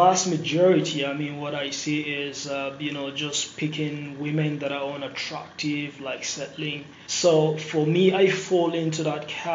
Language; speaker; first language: English; non-native, local second language; Hausa